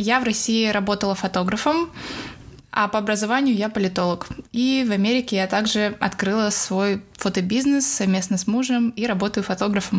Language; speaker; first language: Russian; native; Russian